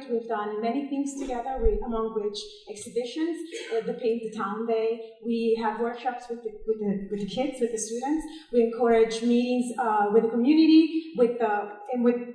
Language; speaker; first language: English; non-native, fluent; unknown